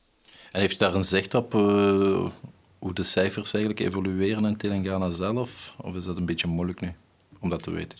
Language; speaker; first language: Dutch; native; Dutch